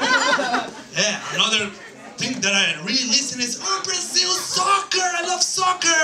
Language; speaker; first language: English; non-native, learner; Portuguese